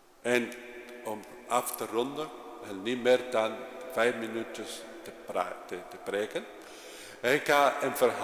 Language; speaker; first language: Dutch; non-native, fluent; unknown